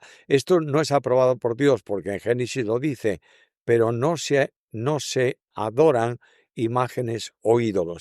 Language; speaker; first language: Spanish; native; Spanish